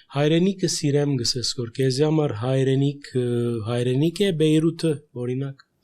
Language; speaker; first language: Armenian; native; Armenian